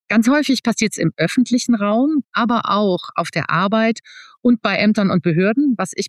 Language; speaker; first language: German; native; German